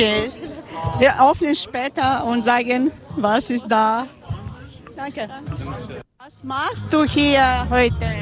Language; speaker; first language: German; non-native, learner; Ukrainian